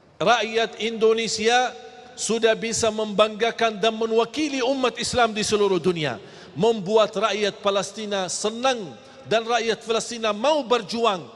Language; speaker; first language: Malay; non-native, fluent; Arabic